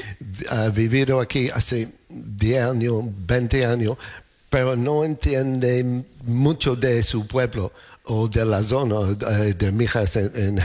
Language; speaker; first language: Spanish; non-native, learner; English